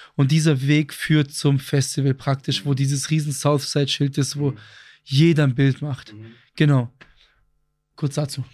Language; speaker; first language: German; early bilingual, other home language; Greek